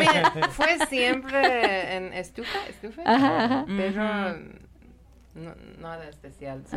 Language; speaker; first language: Spanish; non-native, learner; Persian